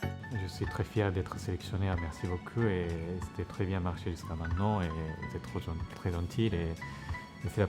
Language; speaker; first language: French; non-native, fluent; Japanese